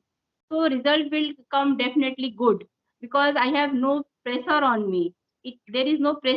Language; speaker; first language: English; non-native, local second language; Hindi